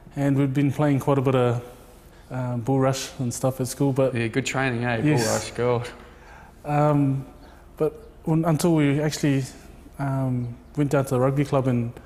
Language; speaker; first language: English; native; English